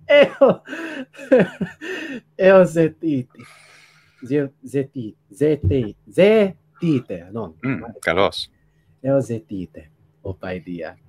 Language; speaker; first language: Greek; non-native, learner; Spanish